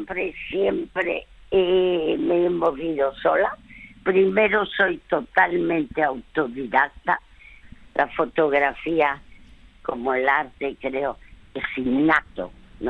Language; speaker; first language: Spanish; early bilingual, other home language; French